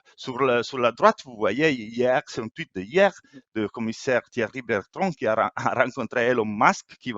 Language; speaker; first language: French; non-native, fluent; Italian